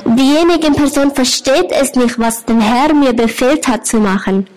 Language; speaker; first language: German; non-native, learner; Thai